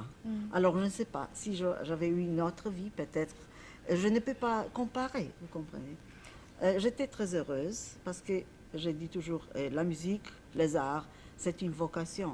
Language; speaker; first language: French; non-native, fluent; Polish